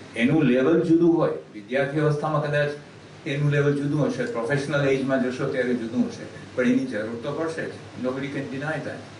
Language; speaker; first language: Gujarati; early bilingual, heritage; Gujarati